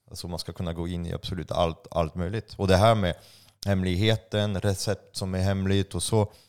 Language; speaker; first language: Swedish; non-native, fluent; French